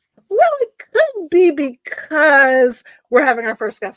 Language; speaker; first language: English; native; English